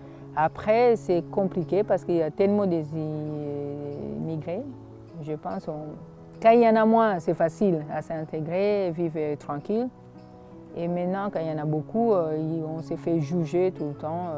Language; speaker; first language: French; non-native, fluent; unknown